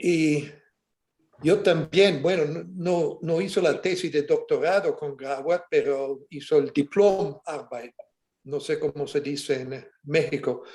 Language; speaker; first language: Spanish; non-native, fluent; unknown